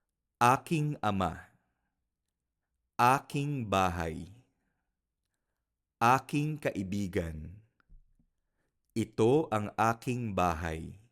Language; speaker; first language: Filipino; non-native, fluent; Spanish